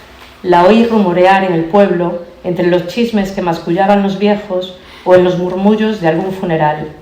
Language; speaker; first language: Spanish; native; Spanish